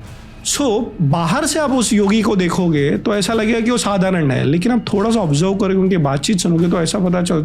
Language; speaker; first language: Hindi; native; Hindi